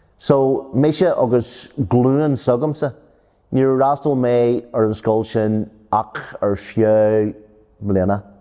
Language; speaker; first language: Irish; non-native, local second language; English